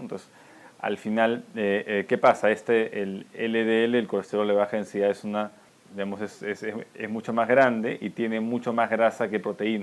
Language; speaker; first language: Spanish; native; Spanish